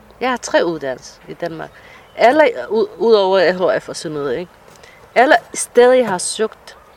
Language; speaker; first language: Danish; non-native, fluent; Somali